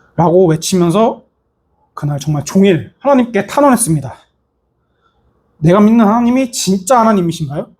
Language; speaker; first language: Korean; native; Korean